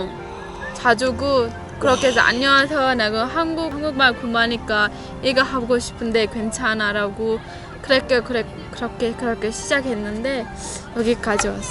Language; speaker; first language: Korean; non-native, learner; Turkish